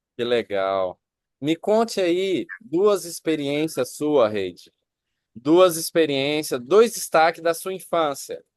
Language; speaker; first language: Portuguese; native; Portuguese